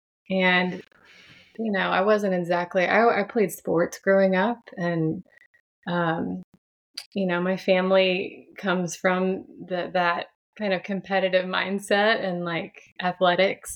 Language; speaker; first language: English; native; English